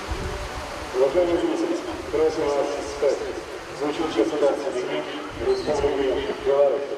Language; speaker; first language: Russian; native; Russian